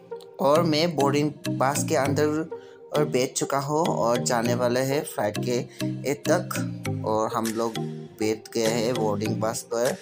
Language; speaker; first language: Hindi; non-native, local second language; Bodo